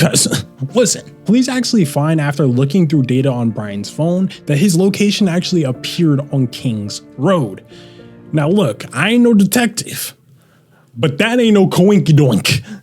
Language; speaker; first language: English; native; English